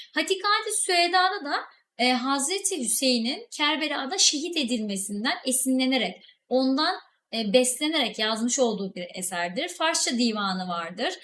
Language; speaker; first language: Turkish; native; Turkish